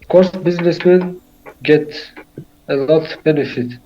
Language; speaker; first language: English; non-native, learner; Tajik